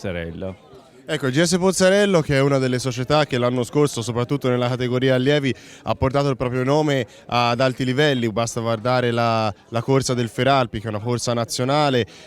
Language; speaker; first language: Italian; native; Italian